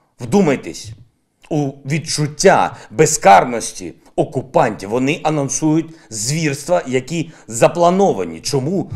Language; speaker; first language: Ukrainian; non-native, local second language; Russian